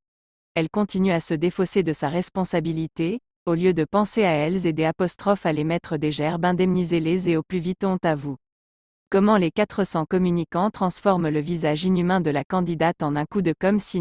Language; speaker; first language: French; native; French